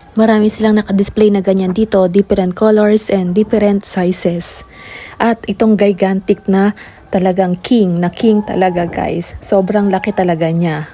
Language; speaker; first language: Filipino; native; Filipino